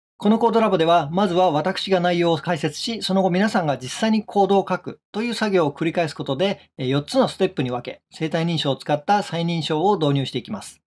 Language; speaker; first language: Japanese; native; Japanese